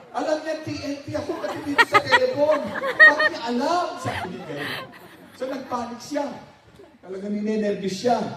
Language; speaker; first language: Filipino; non-native, local second language; Pampanga